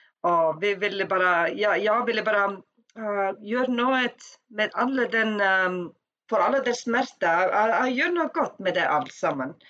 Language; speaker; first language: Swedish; non-native, learner; Icelandic